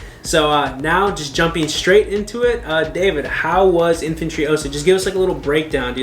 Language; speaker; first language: English; native; English